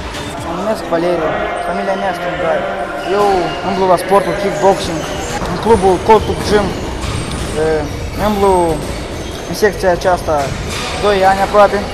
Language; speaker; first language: Russian; non-native, learner; Romanian